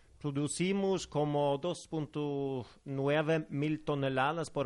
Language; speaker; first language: Spanish; non-native, fluent; Norwegian